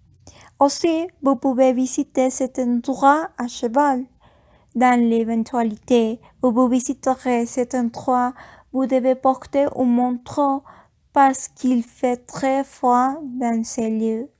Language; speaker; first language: French; non-native, learner; Spanish